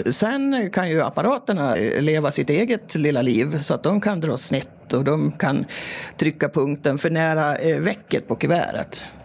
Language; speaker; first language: Swedish; native; Swedish